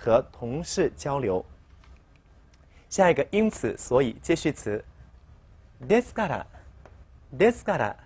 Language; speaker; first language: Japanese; non-native, fluent; Chinese